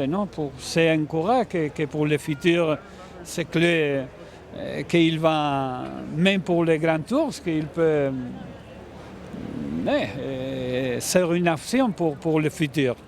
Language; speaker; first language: French; non-native, learner; Spanish